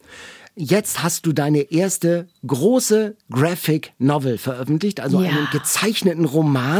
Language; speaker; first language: German; native; German